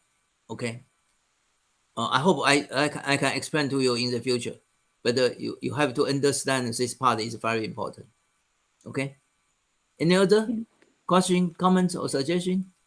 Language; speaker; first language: English; non-native, fluent; Chinese